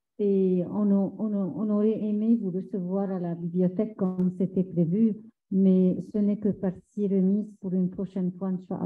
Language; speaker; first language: French; non-native, fluent; Arabic